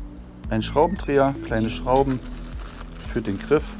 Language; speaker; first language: German; native; German